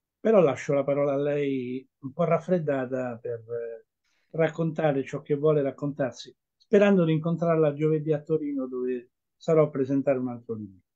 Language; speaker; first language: Italian; native; Italian